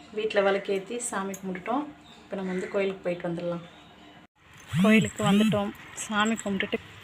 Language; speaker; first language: Tamil; native; Tamil